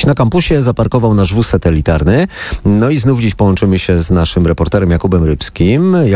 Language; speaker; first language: Polish; native; Polish